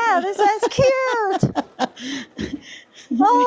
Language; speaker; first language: English; non-native, learner; Chinese